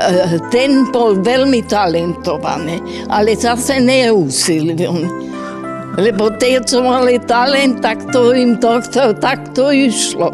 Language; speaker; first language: Slovak; non-native, fluent; German